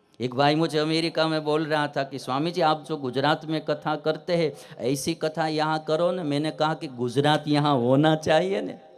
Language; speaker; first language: Hindi; non-native, local second language; Gujarati